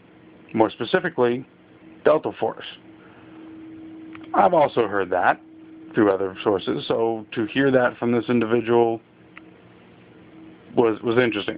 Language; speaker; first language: English; native; English